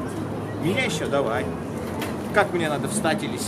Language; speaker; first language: Russian; native; Russian